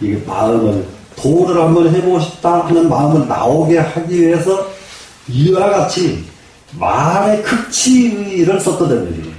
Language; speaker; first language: Korean; native; Korean